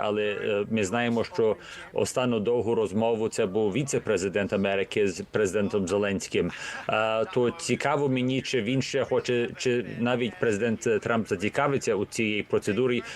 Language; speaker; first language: Ukrainian; early bilingual, heritage; Ukrainian